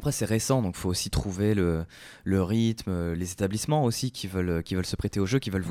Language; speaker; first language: French; native; French